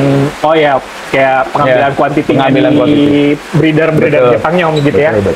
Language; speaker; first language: Indonesian; native; Indonesian